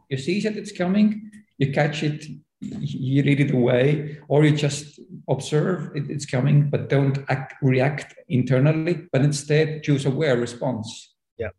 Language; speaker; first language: English; non-native, fluent; Estonian